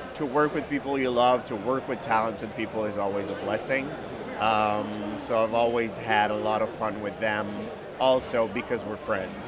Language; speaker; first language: English; non-native, fluent; French